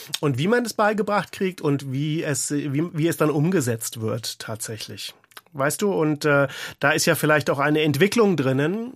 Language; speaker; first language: German; native; German